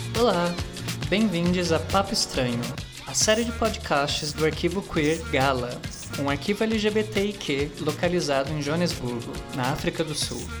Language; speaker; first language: Portuguese; native; Portuguese